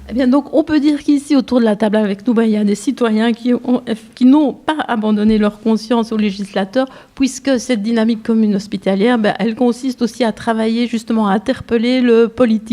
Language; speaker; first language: French; native; French